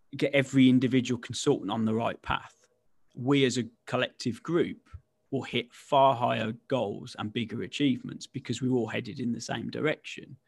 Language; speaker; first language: English; native; English